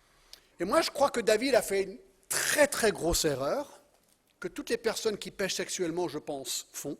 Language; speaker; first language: French; non-native, fluent; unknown